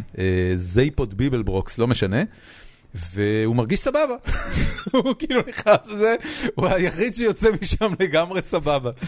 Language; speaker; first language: Hebrew; native; Hebrew